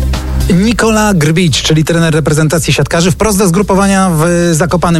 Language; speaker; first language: Polish; native; Polish